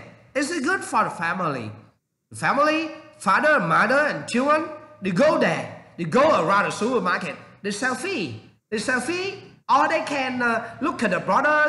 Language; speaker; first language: English; non-native, learner; Vietnamese